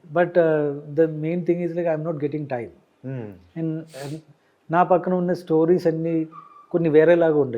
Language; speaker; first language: Telugu; non-native, learner; Malayalam